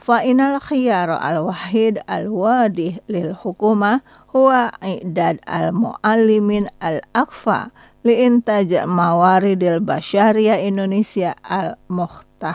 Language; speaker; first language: Arabic; non-native, fluent; Indonesian